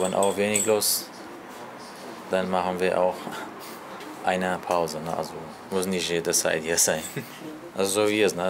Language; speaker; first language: German; non-native, learner; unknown